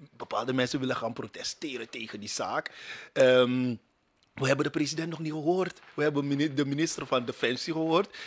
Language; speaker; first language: Dutch; native; Dutch